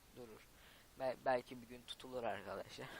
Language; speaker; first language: Turkish; native; Turkish